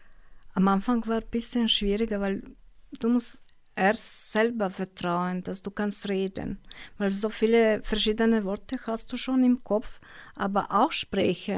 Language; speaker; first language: German; non-native, learner; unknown